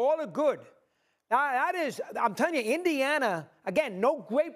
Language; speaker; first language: English; native; English